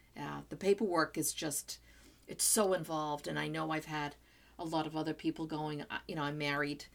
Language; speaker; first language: English; non-native, fluent; Portuguese